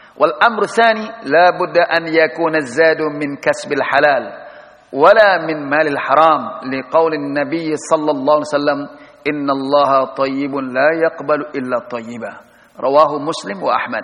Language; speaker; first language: Arabic; non-native, fluent; Indonesian